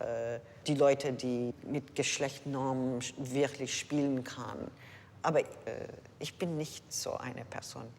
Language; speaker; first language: German; non-native, learner; English